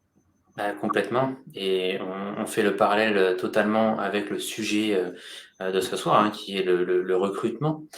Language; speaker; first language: French; native; French